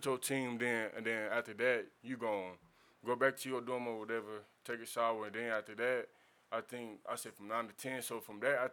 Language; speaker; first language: English; native; English